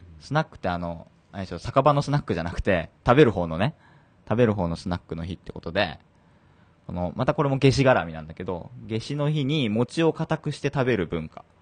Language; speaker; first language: Japanese; native; Japanese